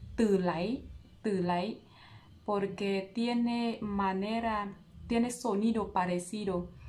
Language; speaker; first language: Spanish; non-native, learner; Vietnamese